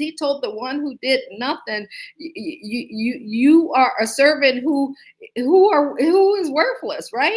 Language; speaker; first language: English; native; English